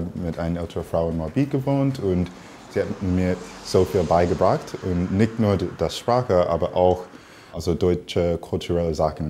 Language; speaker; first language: German; non-native, fluent; English